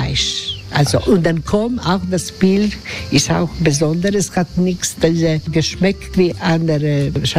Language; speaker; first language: German; non-native, learner; Croatian